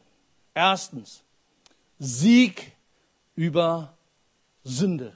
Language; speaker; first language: German; non-native, fluent; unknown